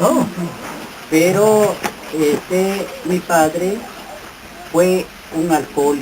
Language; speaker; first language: Spanish; non-native, local second language; Kʼicheʼ